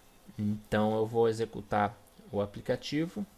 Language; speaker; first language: Portuguese; native; Portuguese